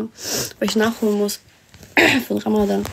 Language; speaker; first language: German; early bilingual, other home language; Arabic